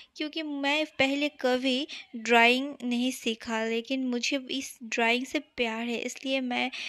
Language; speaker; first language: Hindi; non-native, local second language; Bangla